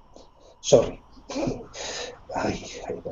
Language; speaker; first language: English; non-native, learner; Spanish